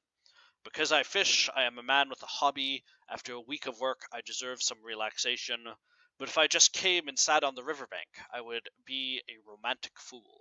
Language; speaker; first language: English; native; English